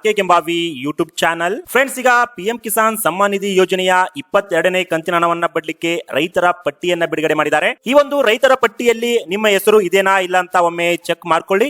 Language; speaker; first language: Kannada; native; Kannada